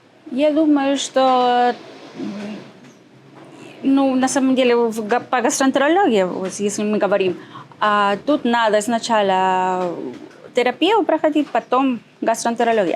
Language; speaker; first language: Russian; non-native, learner; Spanish